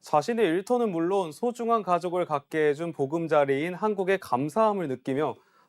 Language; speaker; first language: Korean; native; Korean